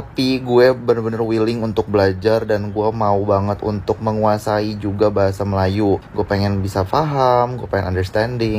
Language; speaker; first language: Indonesian; native; Indonesian